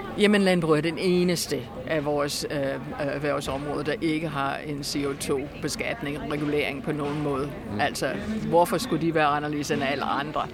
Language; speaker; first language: Danish; non-native, fluent; English